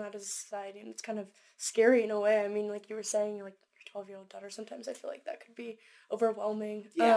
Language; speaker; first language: English; native; English